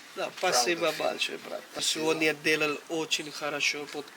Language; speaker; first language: Russian; non-native, learner; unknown